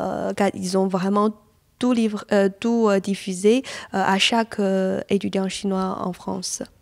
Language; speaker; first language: French; non-native, fluent; Chinese